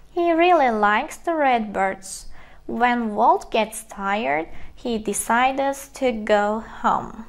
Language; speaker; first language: English; non-native, fluent; Turkish